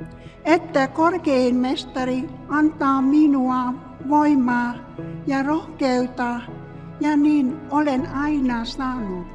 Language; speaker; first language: Finnish; non-native, learner; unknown